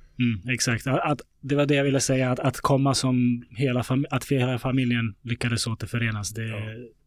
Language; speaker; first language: Swedish; early bilingual, other home language; Bosnian